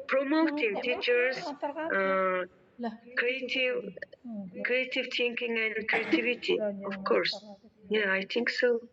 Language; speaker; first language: English; non-native, learner; Mongolian